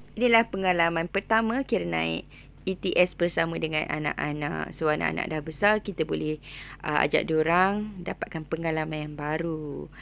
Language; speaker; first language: Malay; native; Malay